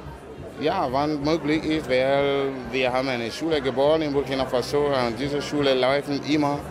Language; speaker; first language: German; non-native, fluent; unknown